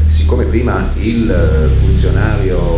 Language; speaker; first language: Italian; native; Italian